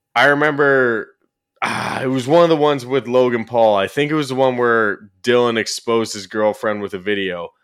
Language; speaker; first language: English; native; English